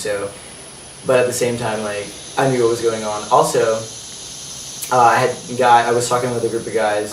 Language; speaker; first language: English; native; English